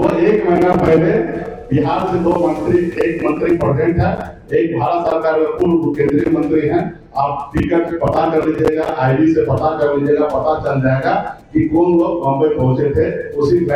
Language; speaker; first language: Hindi; native; Hindi